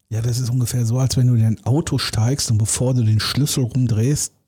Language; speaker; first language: German; native; German